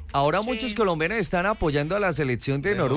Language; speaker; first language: Spanish; native; Spanish